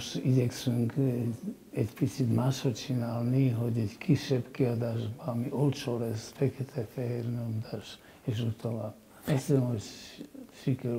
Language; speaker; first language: Hungarian; non-native, fluent; Slovak